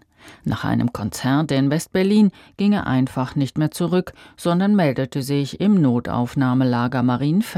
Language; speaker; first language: German; native; German